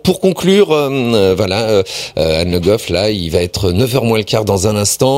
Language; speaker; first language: French; native; French